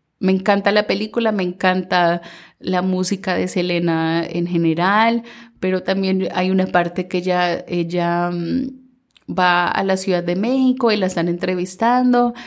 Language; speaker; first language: Spanish; early bilingual, heritage; Spanish